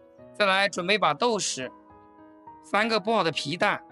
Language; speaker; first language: Chinese; native; Chinese